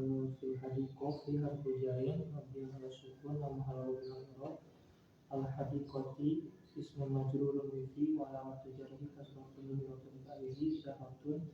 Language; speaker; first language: Arabic; non-native, learner; Indonesian